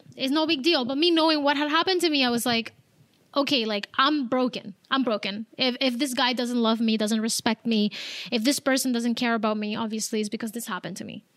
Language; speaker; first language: English; early bilingual, other home language; Spanish